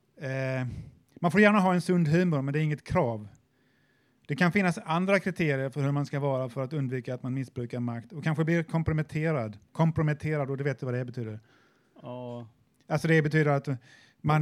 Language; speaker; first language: Swedish; native; Swedish